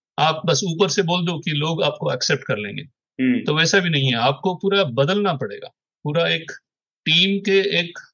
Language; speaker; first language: Hindi; non-native, local second language; Odia